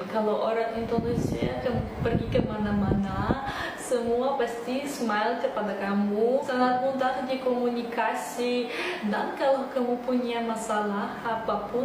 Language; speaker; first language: Indonesian; non-native, fluent; French